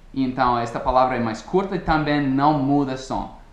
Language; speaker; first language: Portuguese; non-native, fluent; English